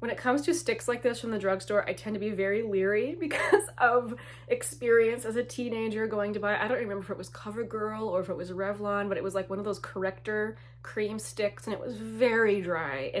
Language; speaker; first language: English; native; English